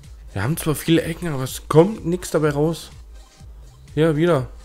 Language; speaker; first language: German; native; German